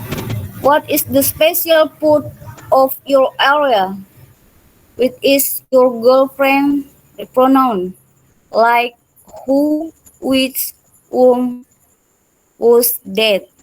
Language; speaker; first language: English; non-native, learner; Indonesian